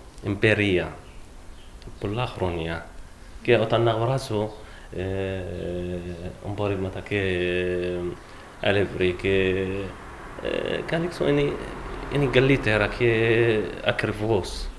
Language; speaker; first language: Greek; non-native, learner; Arabic